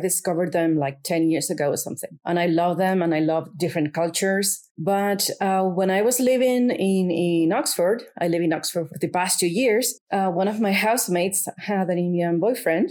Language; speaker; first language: English; non-native, fluent; Spanish